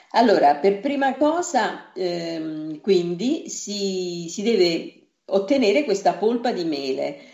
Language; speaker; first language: Italian; native; Italian